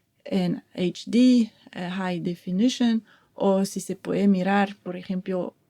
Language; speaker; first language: Spanish; non-native, fluent; French